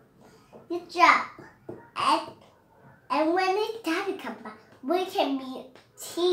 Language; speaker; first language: English; non-native, learner; Vietnamese